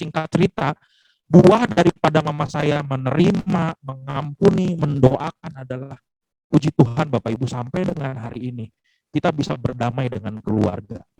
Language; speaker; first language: Indonesian; native; Indonesian